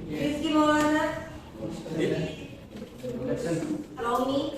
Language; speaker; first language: Indonesian; native; Indonesian